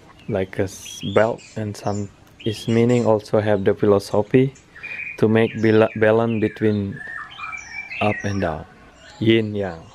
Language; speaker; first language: English; non-native, learner; Balinese